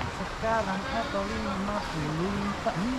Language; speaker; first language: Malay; non-native, local second language; Sundanese